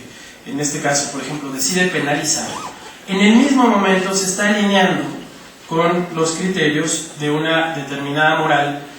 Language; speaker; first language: Spanish; native; Spanish